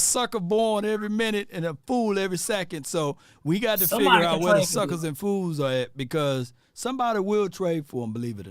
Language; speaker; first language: English; native; English